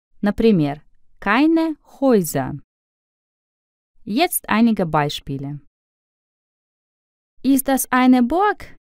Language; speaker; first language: German; non-native, fluent; Russian